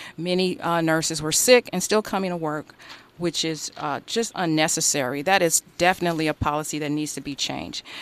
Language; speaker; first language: English; native; English